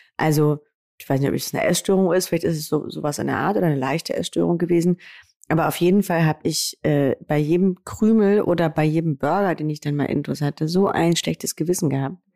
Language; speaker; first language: German; native; German